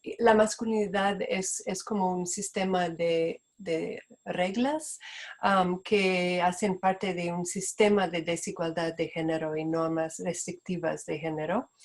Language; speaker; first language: Spanish; non-native, fluent; Portuguese